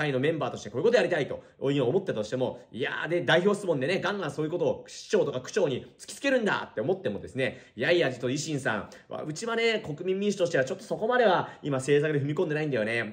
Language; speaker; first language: Japanese; native; Japanese